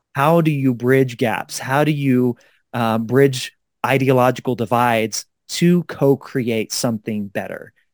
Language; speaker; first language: English; native; English